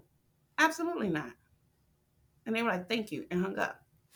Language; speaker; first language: English; native; English